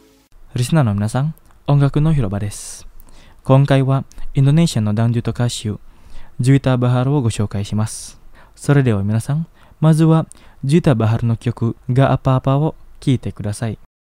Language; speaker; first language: Japanese; non-native, learner; Indonesian